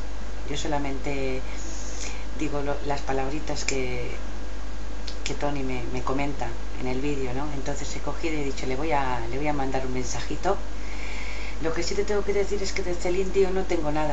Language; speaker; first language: Spanish; native; Spanish